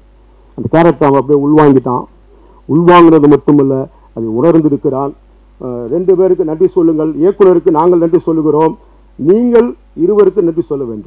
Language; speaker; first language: Tamil; native; Tamil